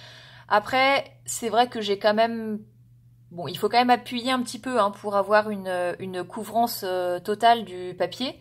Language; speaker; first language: French; native; French